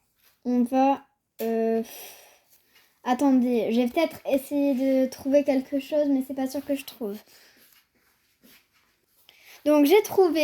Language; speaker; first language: French; native; French